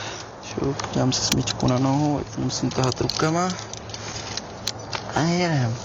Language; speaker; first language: Czech; native; Czech